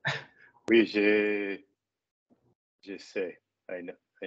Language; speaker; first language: French; non-native, learner; English